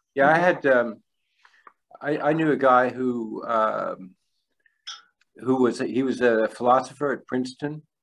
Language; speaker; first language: English; native; English